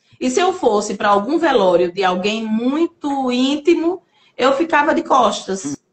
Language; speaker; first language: Portuguese; native; Portuguese